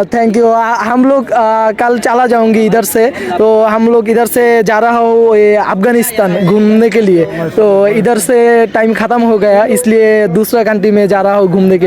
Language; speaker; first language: Hindi; non-native, learner; Bangla